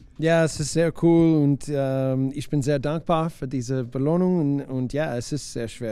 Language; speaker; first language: German; non-native, learner; English